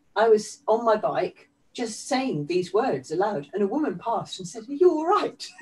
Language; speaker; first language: English; native; English